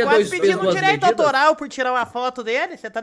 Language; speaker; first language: Portuguese; native; Portuguese